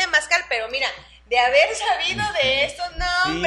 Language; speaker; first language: Spanish; native; Spanish